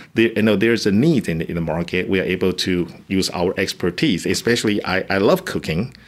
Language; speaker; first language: English; non-native, fluent; Chinese